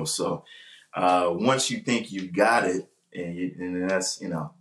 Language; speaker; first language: English; native; English